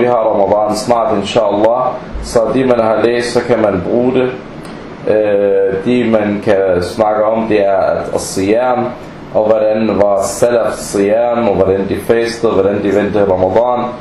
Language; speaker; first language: Danish; early bilingual, other home language; Arabic